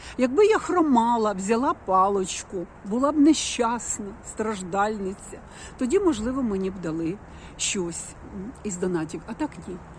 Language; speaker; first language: Ukrainian; non-native, local second language; Russian